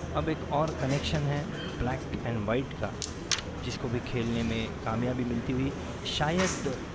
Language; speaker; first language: Hindi; non-native, local second language; Marathi